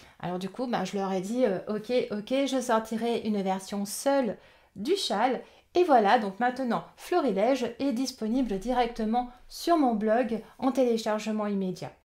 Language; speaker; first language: French; native; French